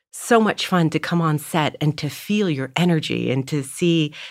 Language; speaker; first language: English; native; English